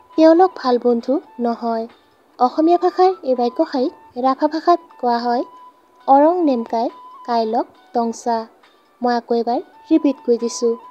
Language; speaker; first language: Assamese; non-native, local second language; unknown